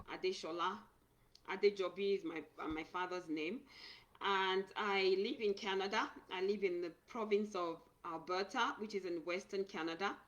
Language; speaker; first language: English; non-native, local second language; Yoruba